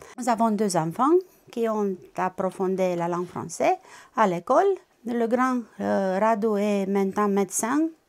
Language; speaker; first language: French; non-native, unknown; Romanian